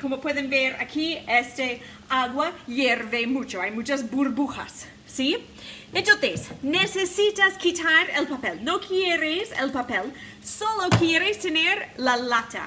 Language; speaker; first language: Spanish; non-native, fluent; English